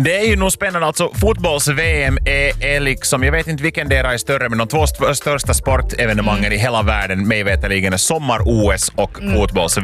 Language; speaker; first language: Swedish; native; Swedish